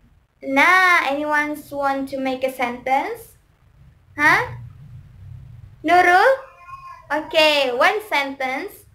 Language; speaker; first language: English; non-native, learner; Indonesian